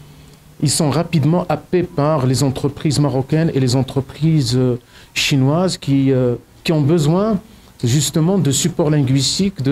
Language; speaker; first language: French; non-native, local second language; Arabic